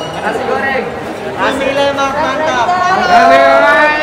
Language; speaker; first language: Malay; non-native, learner; Filipino